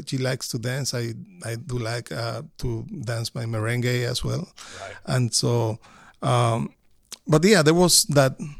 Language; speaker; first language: English; non-native, fluent; Spanish